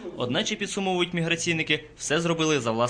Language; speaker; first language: Ukrainian; native; Ukrainian